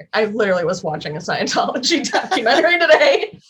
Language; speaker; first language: English; native; English